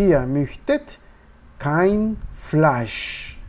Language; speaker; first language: German; non-native, learner; Spanish